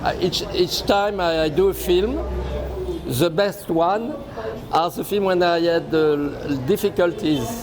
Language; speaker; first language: English; non-native, fluent; French